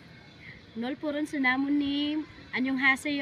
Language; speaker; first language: Korean; non-native, learner; Cebuano